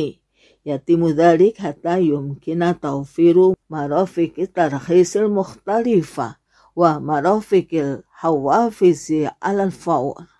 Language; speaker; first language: Arabic; non-native, fluent; Indonesian